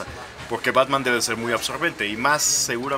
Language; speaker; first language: Spanish; native; Spanish